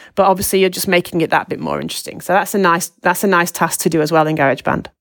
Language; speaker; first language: English; native; English